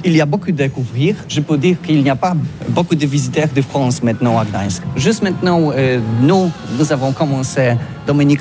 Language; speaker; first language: French; non-native, learner; Polish